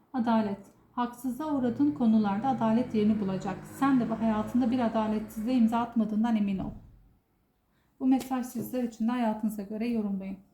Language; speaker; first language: Turkish; native; Turkish